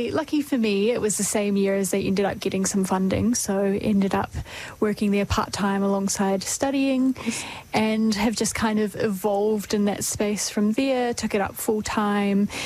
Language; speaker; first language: English; native; English